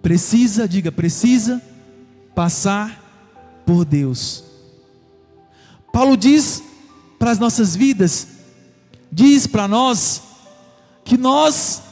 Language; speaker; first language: Portuguese; native; Portuguese